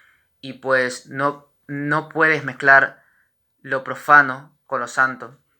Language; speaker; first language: Spanish; native; Spanish